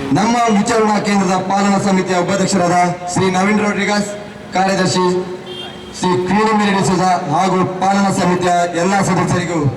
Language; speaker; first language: Kannada; non-native, local second language; Konkani